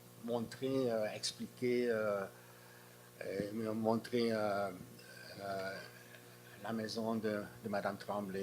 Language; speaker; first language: French; non-native, fluent; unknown